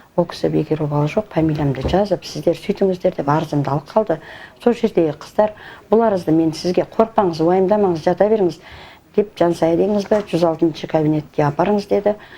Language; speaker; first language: Kazakh; native; Kazakh